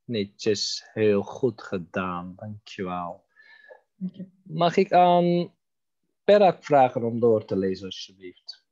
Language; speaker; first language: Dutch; non-native, fluent; Turkish